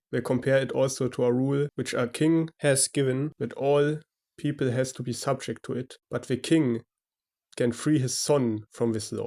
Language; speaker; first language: English; non-native, fluent; German